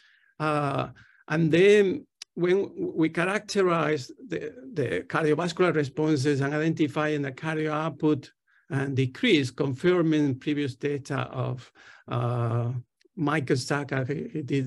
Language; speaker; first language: English; non-native, fluent; Spanish